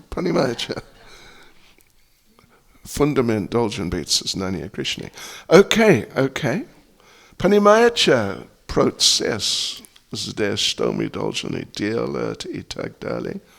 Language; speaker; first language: Russian; non-native, learner; English